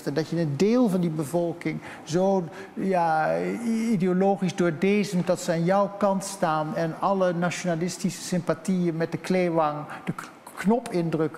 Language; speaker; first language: Dutch; native; Dutch